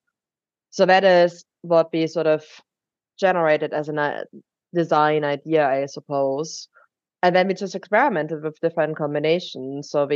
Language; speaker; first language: English; non-native, fluent; German